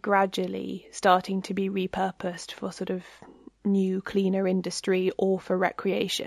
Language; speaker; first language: English; native; English